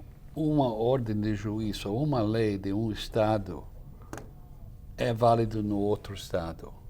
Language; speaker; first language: Portuguese; non-native, fluent; English